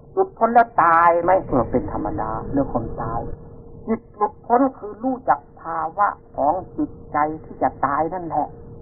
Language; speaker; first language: Thai; non-native, local second language; Northeastern Thai